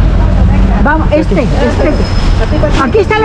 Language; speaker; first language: Spanish; native; Spanish